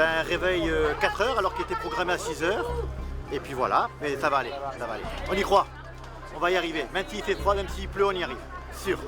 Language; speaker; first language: French; native; French